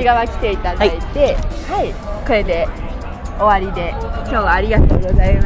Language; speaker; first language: Japanese; native; Japanese